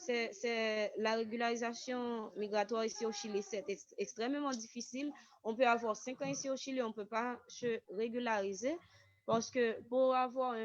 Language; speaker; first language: French; non-native, local second language; Haitian Creole